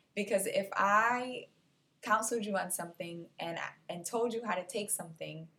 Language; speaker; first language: English; non-native, fluent; Portuguese